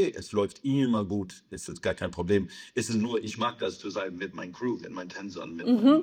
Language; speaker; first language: German; non-native, fluent; English